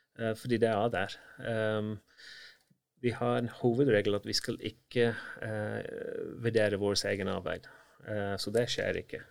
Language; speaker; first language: Norwegian; non-native, fluent; English